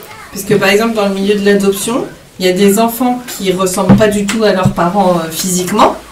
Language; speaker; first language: French; native; French